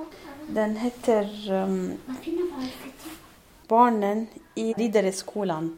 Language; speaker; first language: Swedish; non-native, learner; Arabic